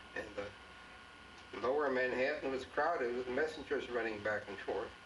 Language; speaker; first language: English; native; English